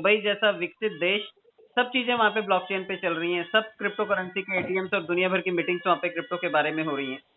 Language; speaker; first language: Hindi; native; Hindi